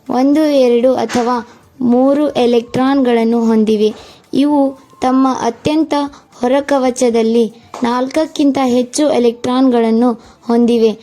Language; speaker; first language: Kannada; native; Kannada